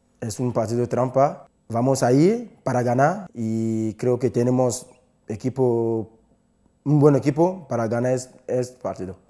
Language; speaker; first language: Spanish; non-native, learner; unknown